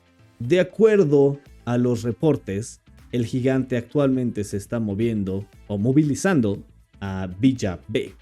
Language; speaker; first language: Spanish; non-native, fluent; English